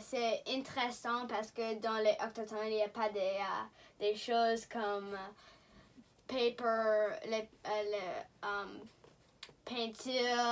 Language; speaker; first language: French; non-native, local second language; English